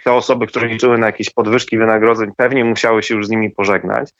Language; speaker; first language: Polish; native; Polish